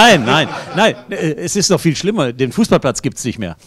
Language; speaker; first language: German; native; German